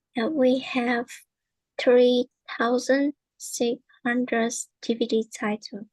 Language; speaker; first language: English; non-native, learner; Vietnamese